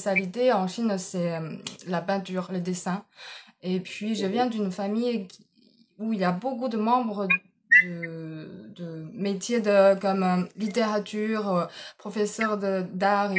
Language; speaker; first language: French; non-native, fluent; Chinese